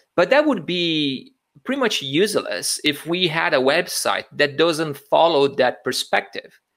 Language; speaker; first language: English; non-native, fluent; Portuguese